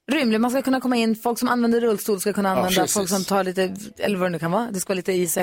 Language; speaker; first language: Swedish; native; Swedish